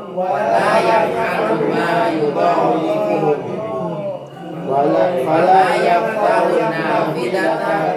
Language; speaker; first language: Arabic; non-native, learner; Indonesian